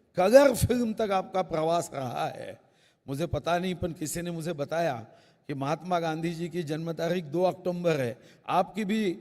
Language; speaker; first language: Hindi; non-native, local second language; Marathi